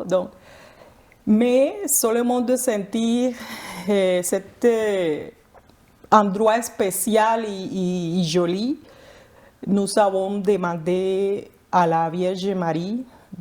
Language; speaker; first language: French; non-native, fluent; Spanish